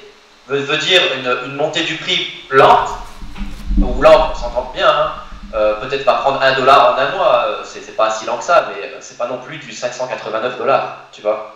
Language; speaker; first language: French; native; French